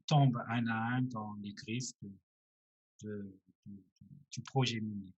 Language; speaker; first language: French; non-native, local second language; Malagasy